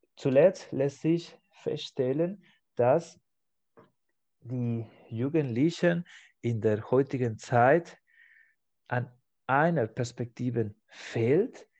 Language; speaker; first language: German; non-native, fluent; Spanish